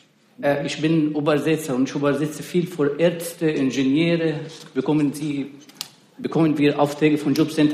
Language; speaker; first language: German; non-native, fluent; Arabic